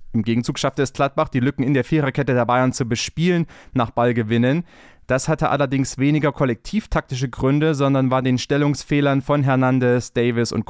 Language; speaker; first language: German; native; German